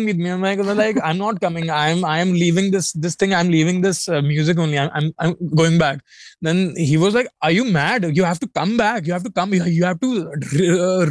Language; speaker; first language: English; non-native, local second language; Hindi